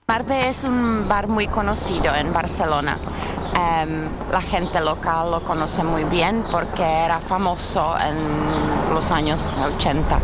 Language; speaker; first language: Spanish; non-native, learner; Czech